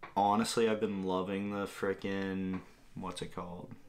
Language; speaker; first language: English; non-native, fluent; Greek